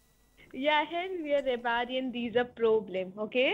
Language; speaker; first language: German; non-native, learner; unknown